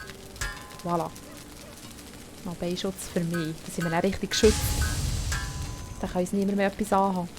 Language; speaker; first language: German; native; German